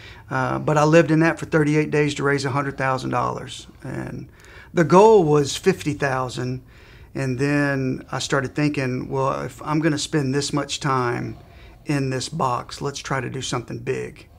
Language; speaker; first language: English; native; English